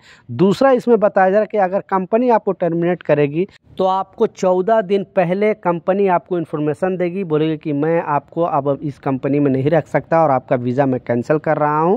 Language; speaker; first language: Hindi; native; Hindi